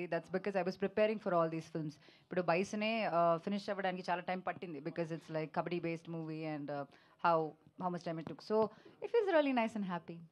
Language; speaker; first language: Telugu; non-native, local second language; Malayalam